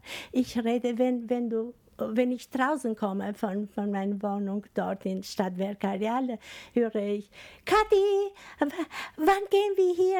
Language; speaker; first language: German; non-native, fluent; Albanian